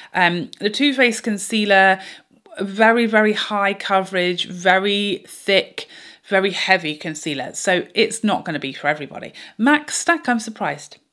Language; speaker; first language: English; native; English